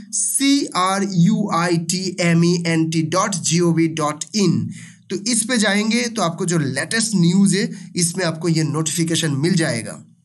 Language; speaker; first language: Hindi; non-native, local second language; Bangla